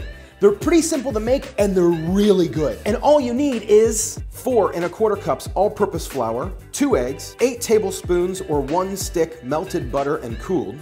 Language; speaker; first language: English; native; English